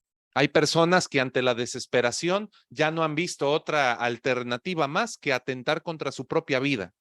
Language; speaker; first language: Spanish; native; Spanish